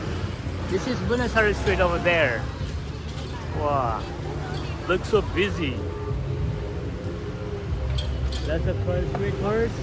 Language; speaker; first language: English; non-native, fluent; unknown